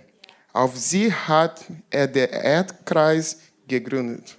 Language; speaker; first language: German; non-native, learner; Portuguese